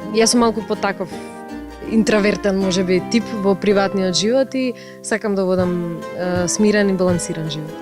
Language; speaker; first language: Macedonian; early bilingual, other home language; Russian